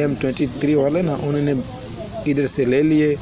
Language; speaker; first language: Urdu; non-native, learner; Swahili